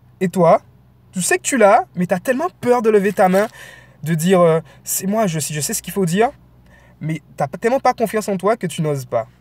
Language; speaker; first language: French; native; French